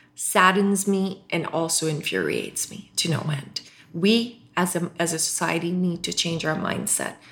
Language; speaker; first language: English; non-native, local second language; Urdu